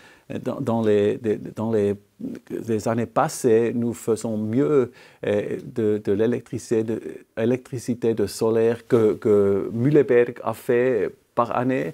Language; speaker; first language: French; non-native, local second language; German